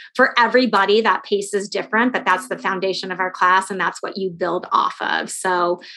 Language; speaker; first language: English; native; English